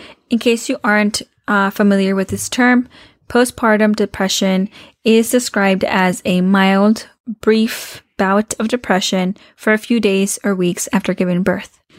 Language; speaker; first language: English; early bilingual, other home language; Spanish